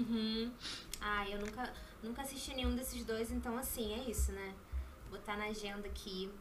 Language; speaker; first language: Portuguese; native; Portuguese